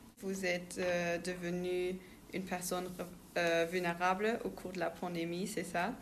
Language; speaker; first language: French; non-native, local second language; Luxembourgish